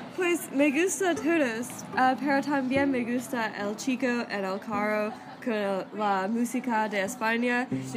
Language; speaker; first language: Spanish; non-native, learner; English